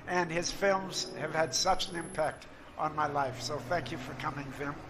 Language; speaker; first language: English; native; English